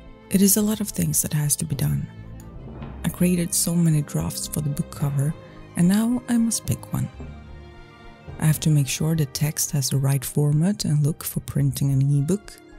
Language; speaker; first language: English; non-native, fluent; Swedish